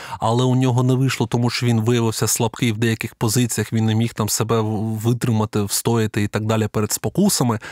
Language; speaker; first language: Ukrainian; non-native, local second language; Russian